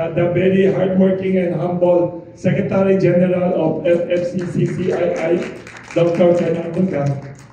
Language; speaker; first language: English; non-native, local second language; Filipino